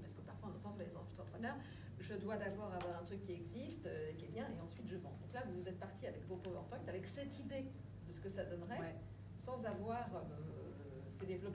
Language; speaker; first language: French; native; French